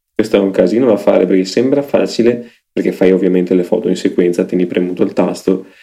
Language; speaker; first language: Italian; native; Italian